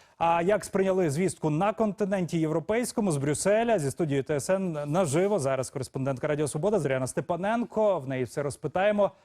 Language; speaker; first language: Ukrainian; native; Ukrainian